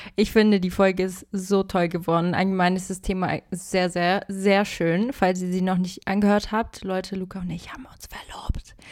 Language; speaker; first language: German; early bilingual, other home language; Portuguese